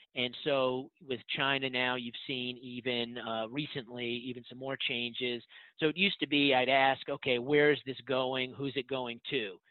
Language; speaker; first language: English; native; English